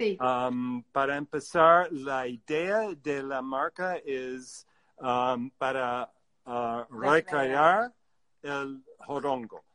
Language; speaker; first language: Spanish; non-native, learner; English